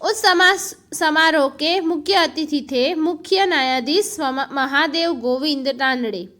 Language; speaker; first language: Hindi; non-native, local second language; Gujarati